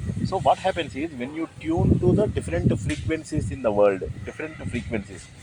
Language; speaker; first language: English; non-native, local second language; Telugu